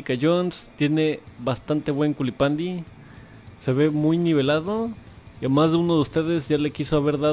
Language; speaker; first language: Spanish; native; Spanish